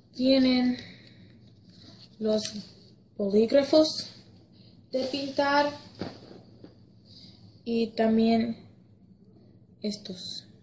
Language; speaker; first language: Spanish; non-native, learner; English